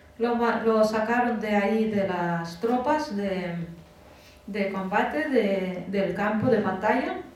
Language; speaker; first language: Spanish; non-native, fluent; Russian